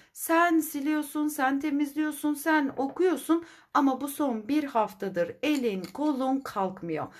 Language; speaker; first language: Turkish; native; Turkish